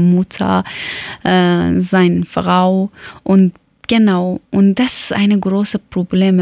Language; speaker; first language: German; non-native, learner; Persian